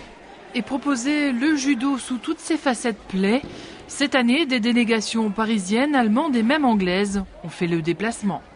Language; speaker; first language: French; native; French